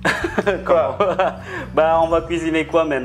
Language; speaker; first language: French; non-native, fluent; Indonesian